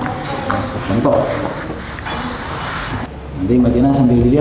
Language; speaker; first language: Indonesian; native; Indonesian